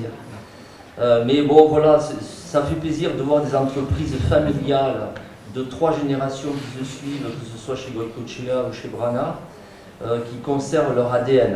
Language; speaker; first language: French; native; French